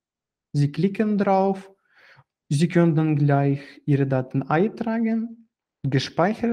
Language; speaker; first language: German; non-native, fluent; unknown